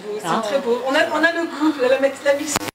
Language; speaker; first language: French; native; French